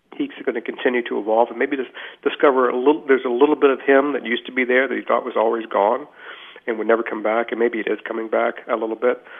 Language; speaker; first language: English; native; English